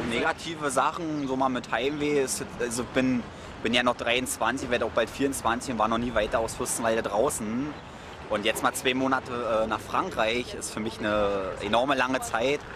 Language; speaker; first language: German; native; German